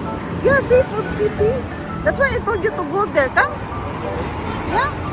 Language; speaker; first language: English; non-native, local second language; Filipino